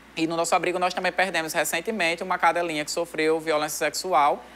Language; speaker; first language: Portuguese; native; Portuguese